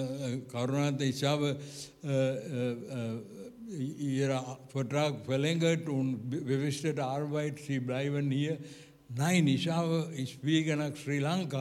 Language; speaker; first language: German; non-native, learner; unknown